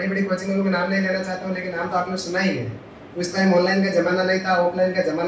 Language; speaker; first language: Hindi; non-native, local second language; Marwari